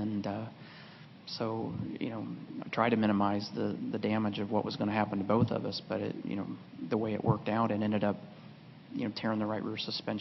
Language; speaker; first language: English; native; English